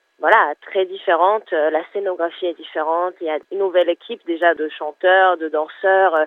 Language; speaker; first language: French; non-native, fluent; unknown